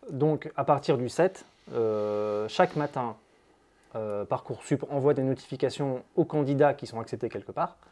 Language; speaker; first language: French; native; French